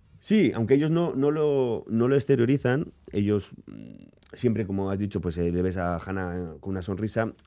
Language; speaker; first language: Spanish; native; Spanish